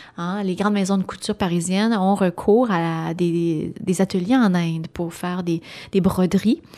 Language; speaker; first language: French; native; French